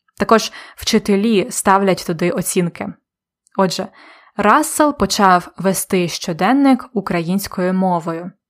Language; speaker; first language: Ukrainian; native; Ukrainian